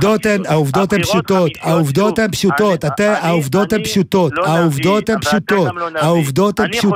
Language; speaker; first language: Hebrew; native; Hebrew